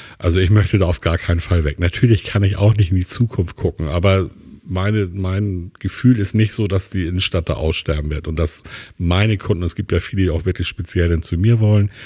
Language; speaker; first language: German; native; German